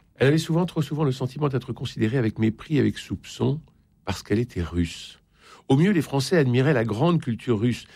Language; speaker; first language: French; native; French